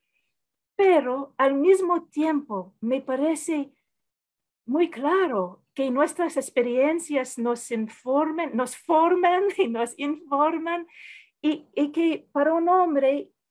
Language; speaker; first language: Spanish; non-native, fluent; English